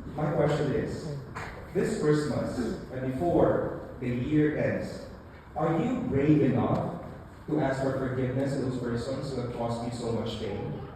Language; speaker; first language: English; non-native, local second language; Filipino